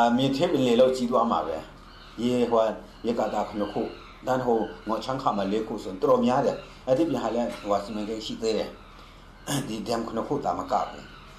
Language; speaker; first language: Burmese; non-native, local second language; Kachin